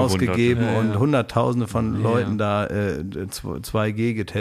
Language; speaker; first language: German; native; German